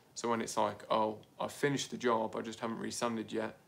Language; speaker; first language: English; native; English